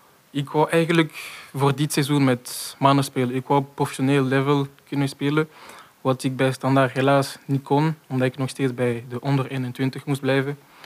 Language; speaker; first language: Dutch; non-native, local second language; French